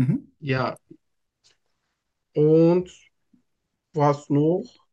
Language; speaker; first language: German; non-native, learner; Turkish